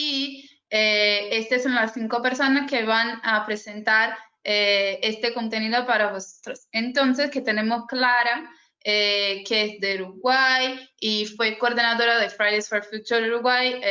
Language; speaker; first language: Spanish; non-native, fluent; Portuguese